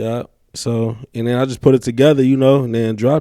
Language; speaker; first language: English; native; English